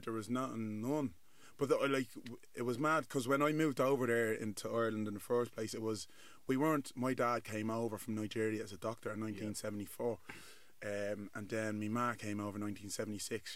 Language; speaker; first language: English; native; English